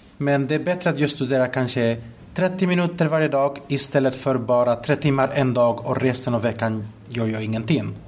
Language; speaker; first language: Swedish; non-native, fluent; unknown